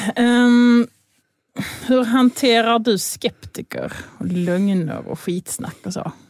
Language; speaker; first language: Swedish; native; Swedish